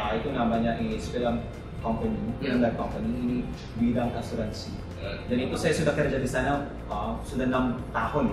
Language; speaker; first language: Indonesian; non-native, learner; Filipino